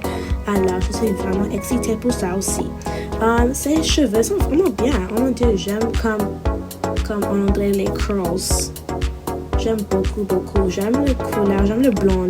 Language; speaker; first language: French; non-native, learner; English